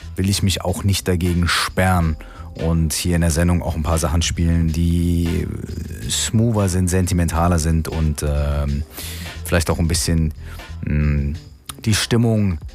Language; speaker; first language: German; native; German